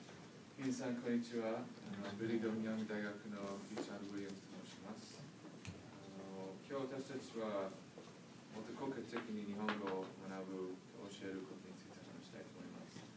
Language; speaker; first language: Japanese; non-native, learner; English